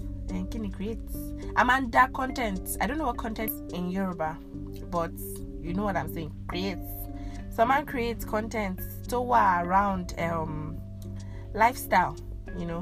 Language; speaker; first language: English; non-native, local second language; Yoruba